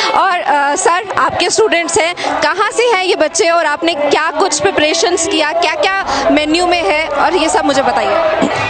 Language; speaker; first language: Hindi; native; Hindi